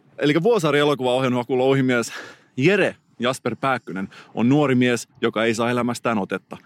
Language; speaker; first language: Finnish; native; Finnish